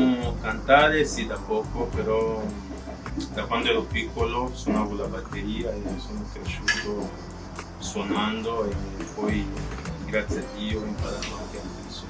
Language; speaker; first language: Italian; early bilingual, other home language; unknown